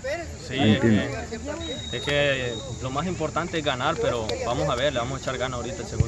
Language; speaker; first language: Spanish; native; Spanish